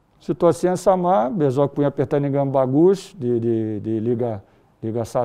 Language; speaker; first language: Indonesian; non-native, learner; Portuguese